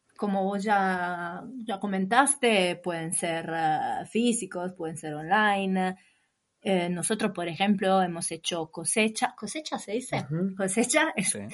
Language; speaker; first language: Spanish; non-native, fluent; Italian